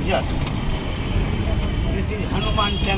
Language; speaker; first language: English; non-native, learner; Hindi